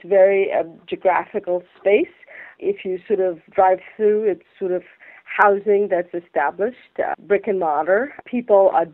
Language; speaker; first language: English; non-native, local second language; Bangla